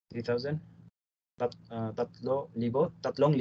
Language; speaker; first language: Filipino; non-native, learner; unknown